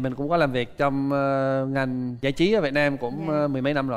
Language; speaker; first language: Vietnamese; non-native, fluent; English